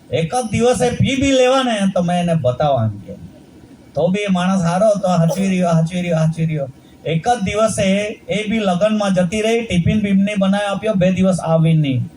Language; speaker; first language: Gujarati; non-native, local second language; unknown